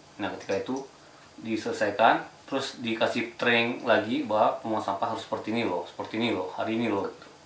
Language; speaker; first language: Indonesian; native; Indonesian